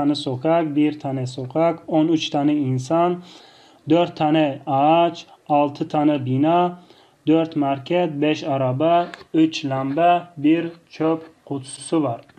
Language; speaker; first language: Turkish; non-native, fluent; Tajik